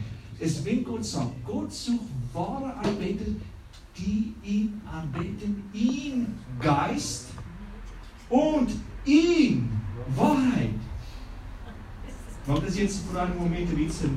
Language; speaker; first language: German; non-native, learner; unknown